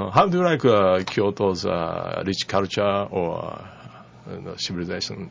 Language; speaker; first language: English; non-native, learner; Japanese